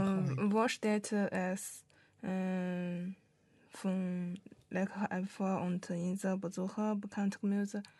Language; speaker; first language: German; non-native, learner; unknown